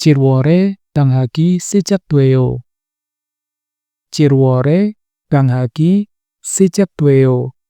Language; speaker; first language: Korean; non-native, fluent; Indonesian